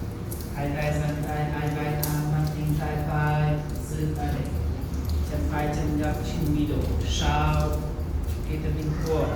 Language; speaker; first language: Vietnamese; non-native, fluent; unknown